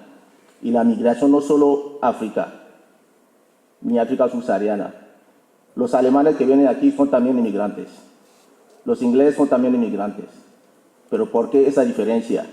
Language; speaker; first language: Spanish; non-native, fluent; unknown